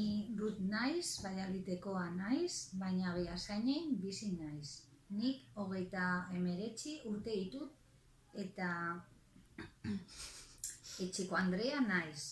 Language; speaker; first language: Basque; non-native, learner; Spanish